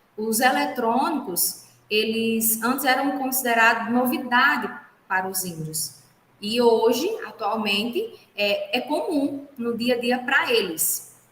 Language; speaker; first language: Portuguese; native; Portuguese